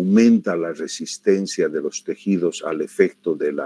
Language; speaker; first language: Spanish; native; Spanish